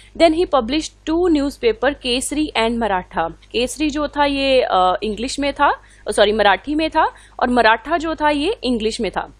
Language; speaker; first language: Hindi; non-native, local second language; Punjabi